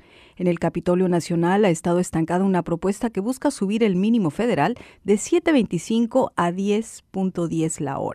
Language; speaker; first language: Spanish; native; Spanish